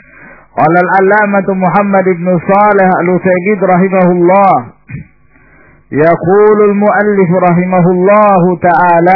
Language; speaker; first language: Arabic; non-native, fluent; Indonesian